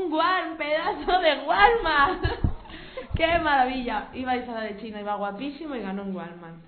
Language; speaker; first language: Spanish; native; Spanish